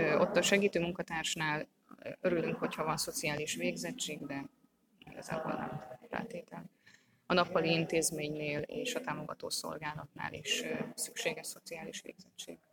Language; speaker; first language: Hungarian; native; Hungarian